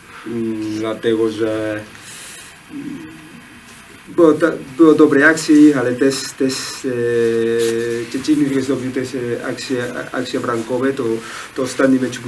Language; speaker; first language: Polish; non-native, learner; Spanish